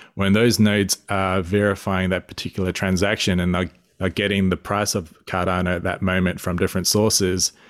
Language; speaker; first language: English; native; English